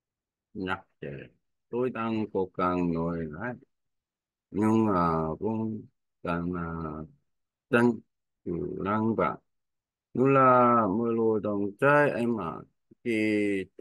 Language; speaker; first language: Vietnamese; non-native, learner; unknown